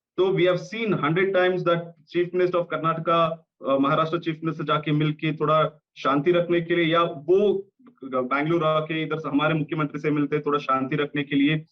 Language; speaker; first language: Hindi; non-native, local second language; Kannada